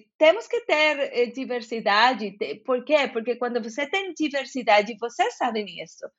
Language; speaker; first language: Portuguese; non-native, fluent; Spanish